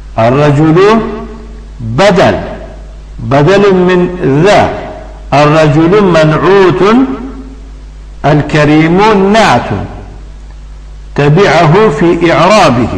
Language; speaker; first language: Arabic; non-native, fluent; Tajik